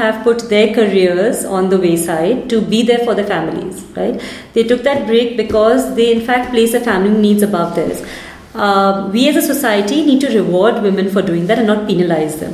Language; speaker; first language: English; non-native, local second language; Hindi